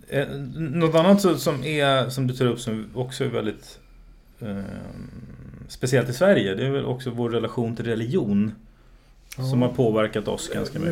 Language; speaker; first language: Swedish; native; Swedish